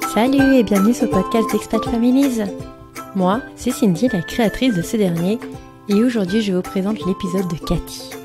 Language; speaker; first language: French; native; French